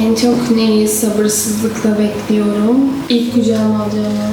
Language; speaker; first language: Turkish; native; Turkish